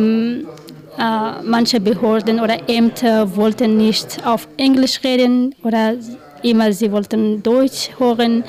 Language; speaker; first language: German; non-native, learner; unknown